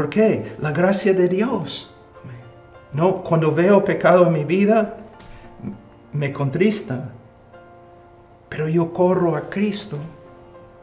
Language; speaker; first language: Spanish; non-native, fluent; English